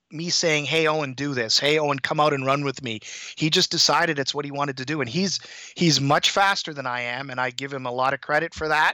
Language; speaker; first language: English; native; English